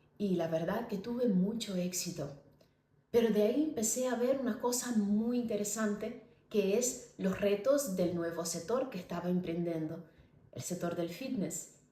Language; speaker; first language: Spanish; non-native, fluent; Portuguese